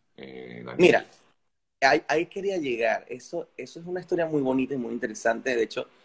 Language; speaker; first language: Spanish; native; Spanish